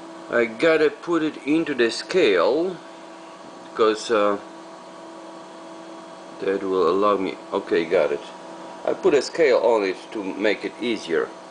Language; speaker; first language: English; non-native, fluent; Polish